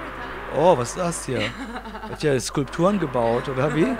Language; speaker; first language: German; native; German